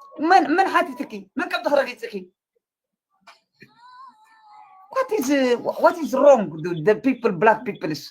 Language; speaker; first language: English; non-native, learner; Tigrinya